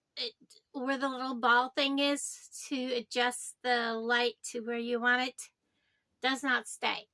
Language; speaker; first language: English; native; English